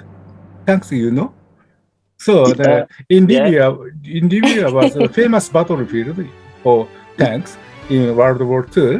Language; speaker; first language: English; non-native, learner; Japanese